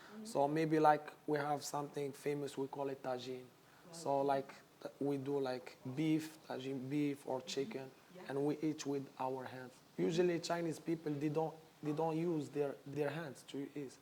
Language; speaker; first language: English; non-native, learner; Arabic